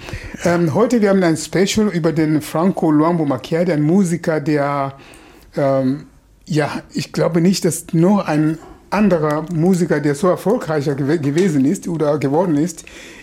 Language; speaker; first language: German; non-native, fluent; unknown